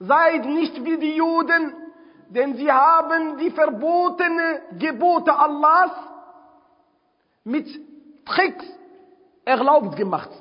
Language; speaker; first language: German; non-native, fluent; Arabic